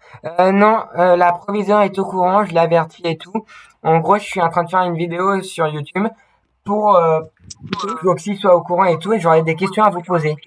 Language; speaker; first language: French; native; French